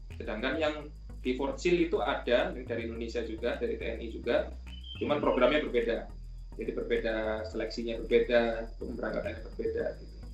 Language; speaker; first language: Indonesian; native; Indonesian